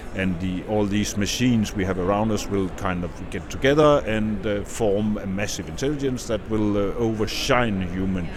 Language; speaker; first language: English; non-native, fluent; Danish